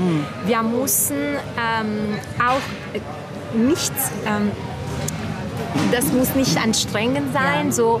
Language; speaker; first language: German; non-native, fluent; Italian